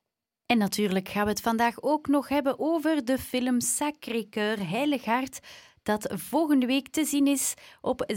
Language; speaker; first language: Dutch; native; Dutch